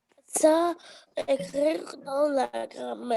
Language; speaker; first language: French; non-native, learner; Arabic